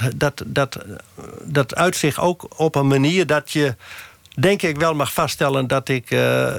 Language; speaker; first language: Dutch; native; Dutch